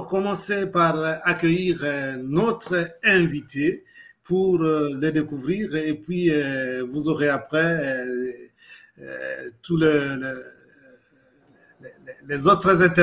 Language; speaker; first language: French; non-native, local second language; Lingala